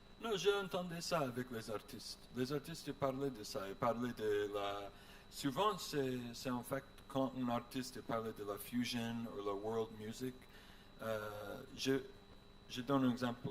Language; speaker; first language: French; non-native, learner; English